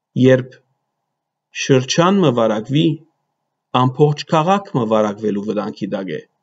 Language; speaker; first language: Armenian; early bilingual, heritage; Armenian